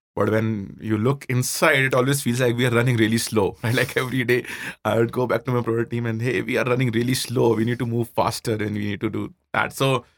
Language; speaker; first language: English; non-native, local second language; Hindi